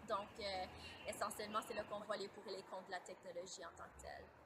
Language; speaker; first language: French; native; French